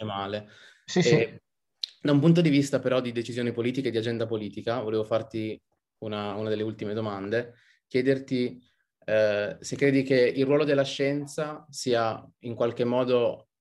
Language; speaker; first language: Italian; native; Italian